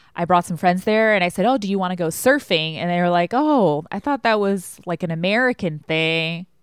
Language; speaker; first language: English; non-native, fluent; Chinese